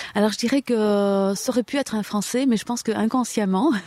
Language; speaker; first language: French; native; French